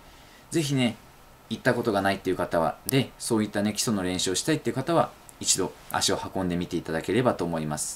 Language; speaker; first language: Japanese; native; Japanese